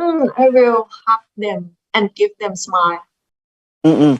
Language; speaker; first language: English; non-native, learner; Thai